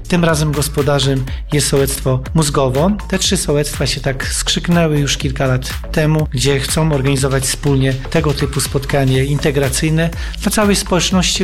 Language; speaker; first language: Polish; native; Polish